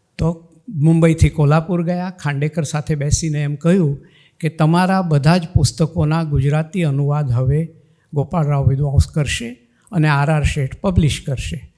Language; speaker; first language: Gujarati; non-native, local second language; Marathi